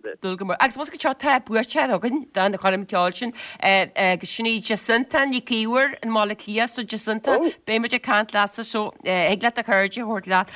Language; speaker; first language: Irish; native; Irish